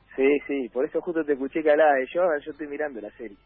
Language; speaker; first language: Spanish; native; Spanish